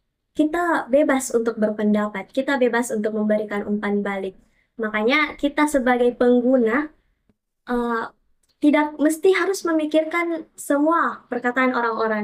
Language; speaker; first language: Indonesian; native; Indonesian